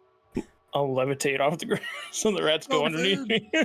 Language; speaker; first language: English; native; English